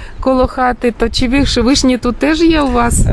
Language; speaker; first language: Ukrainian; native; Ukrainian